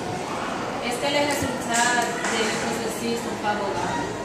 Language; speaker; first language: French; non-native, learner; Spanish